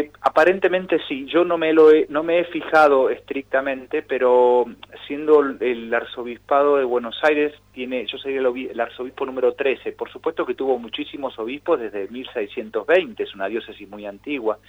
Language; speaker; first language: Spanish; native; Spanish